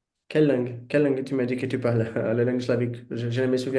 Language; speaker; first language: French; non-native, fluent; Portuguese